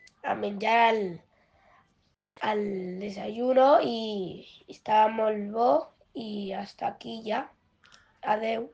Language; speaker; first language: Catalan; non-native, local second language; Spanish